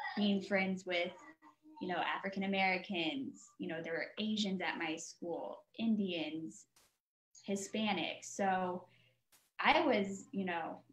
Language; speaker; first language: English; native; English